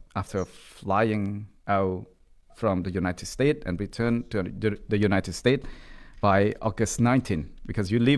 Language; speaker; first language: English; non-native, learner; Khmer